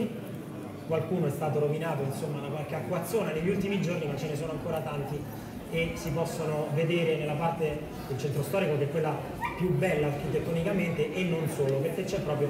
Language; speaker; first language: Italian; native; Italian